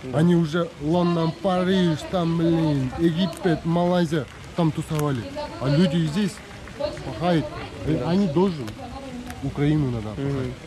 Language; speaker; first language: Russian; non-native, local second language; Kazakh